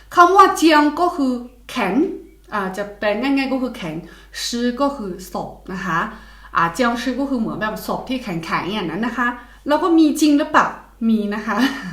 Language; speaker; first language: Thai; non-native, fluent; Chinese